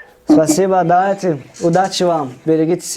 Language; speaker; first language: Russian; non-native, local second language; Tajik